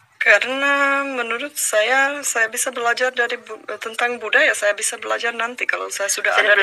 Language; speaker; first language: Indonesian; non-native, fluent; Czech